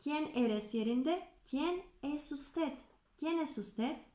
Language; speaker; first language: Spanish; non-native, fluent; Turkish